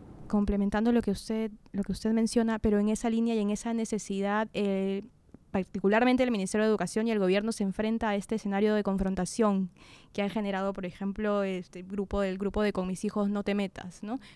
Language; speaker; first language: Spanish; native; Spanish